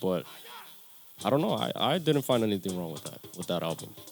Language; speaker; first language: English; early bilingual, other home language; Spanish